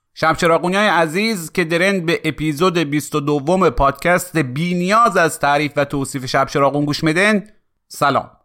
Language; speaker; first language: Persian; native; Persian